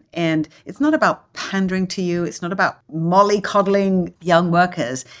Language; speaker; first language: English; native; English